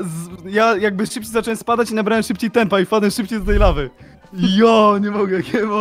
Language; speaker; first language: Polish; native; Polish